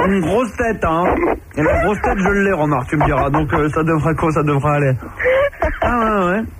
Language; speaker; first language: French; native; French